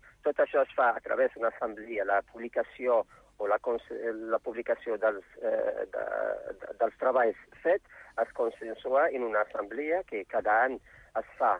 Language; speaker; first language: Catalan; non-native, fluent; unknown